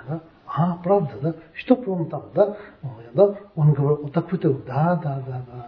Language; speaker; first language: Russian; non-native, learner; Tibetan